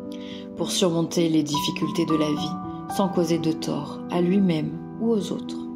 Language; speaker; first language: French; native; French